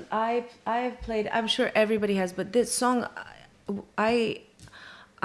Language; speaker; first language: English; native; English